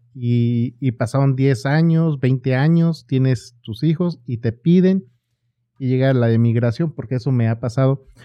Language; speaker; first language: Spanish; native; Spanish